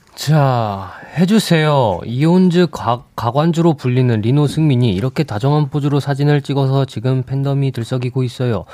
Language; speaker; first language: Korean; native; Korean